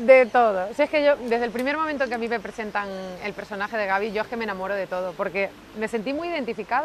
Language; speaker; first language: Spanish; native; Spanish